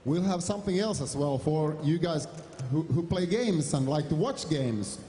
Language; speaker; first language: English; non-native, fluent; Finnish